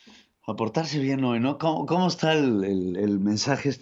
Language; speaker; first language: Spanish; native; Spanish